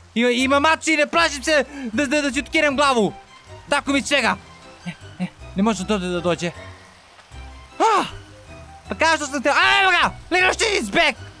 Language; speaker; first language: Serbian; native; Serbian